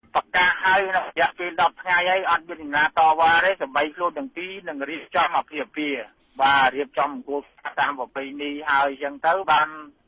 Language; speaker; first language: Khmer; native; Khmer